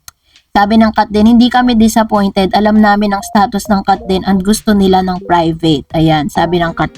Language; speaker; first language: Filipino; native; Filipino